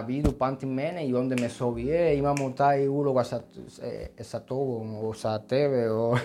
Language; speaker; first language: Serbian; non-native, learner; Spanish